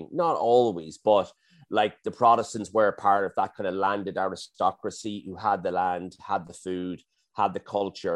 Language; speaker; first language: English; native; English